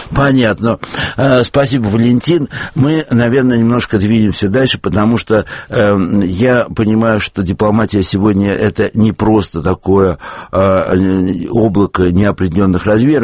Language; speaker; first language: Russian; native; Russian